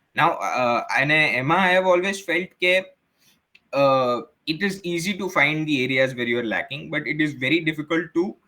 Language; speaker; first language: English; non-native, local second language; Gujarati